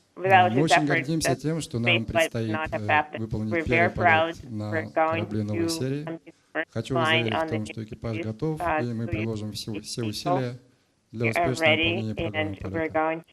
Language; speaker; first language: Russian; native; Russian